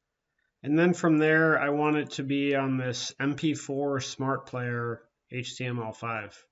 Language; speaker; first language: English; native; English